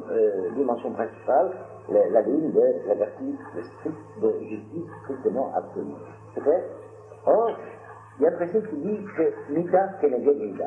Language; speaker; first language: French; native; French